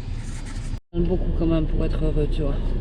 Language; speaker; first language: French; native; French